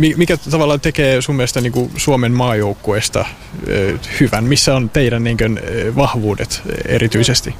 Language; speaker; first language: Finnish; native; Finnish